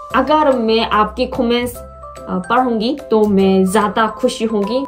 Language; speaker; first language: Hindi; non-native, learner; Korean